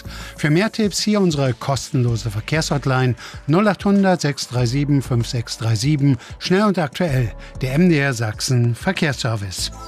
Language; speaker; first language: German; native; German